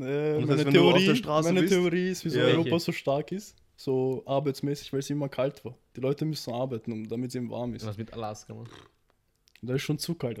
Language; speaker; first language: German; native; German